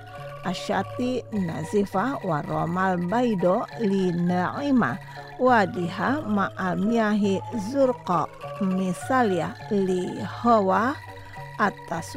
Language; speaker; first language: Arabic; non-native, fluent; Indonesian